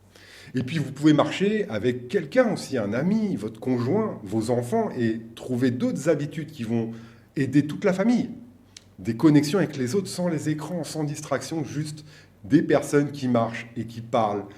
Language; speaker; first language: French; native; French